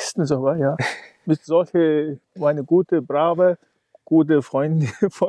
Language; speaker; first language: German; non-native, learner; Mongolian